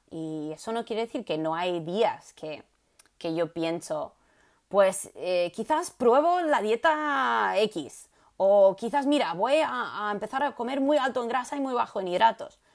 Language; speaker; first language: Spanish; non-native, fluent; English